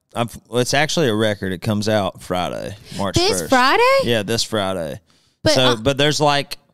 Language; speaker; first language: English; native; English